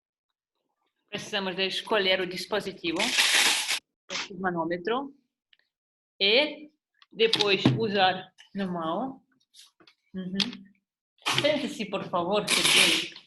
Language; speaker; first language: Portuguese; non-native, fluent; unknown